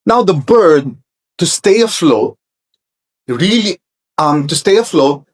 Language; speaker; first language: English; non-native, local second language; Filipino